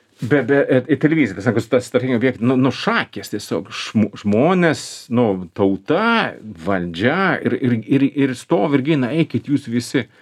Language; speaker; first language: Lithuanian; non-native, fluent; Swedish